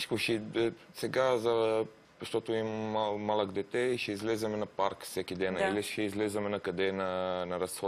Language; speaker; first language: Bulgarian; non-native, learner; Romanian